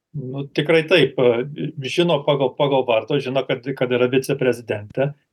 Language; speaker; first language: Lithuanian; early bilingual, heritage; Lithuanian